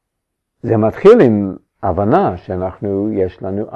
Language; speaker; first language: Hebrew; non-native, fluent; English